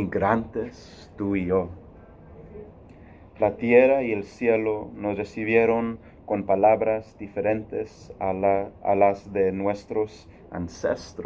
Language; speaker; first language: Spanish; early bilingual, heritage; Spanish